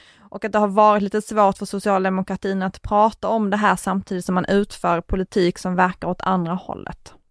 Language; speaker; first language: Swedish; native; Swedish